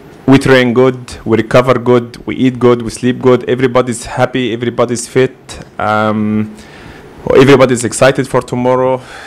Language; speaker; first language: English; non-native, fluent; Arabic